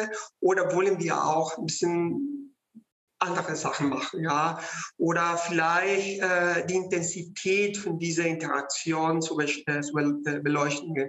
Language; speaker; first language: German; non-native, fluent; Spanish